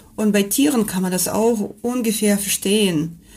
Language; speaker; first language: German; non-native, fluent; Russian